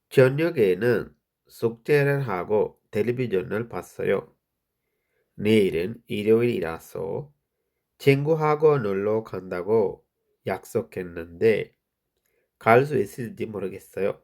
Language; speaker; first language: Korean; non-native, fluent; Sinhala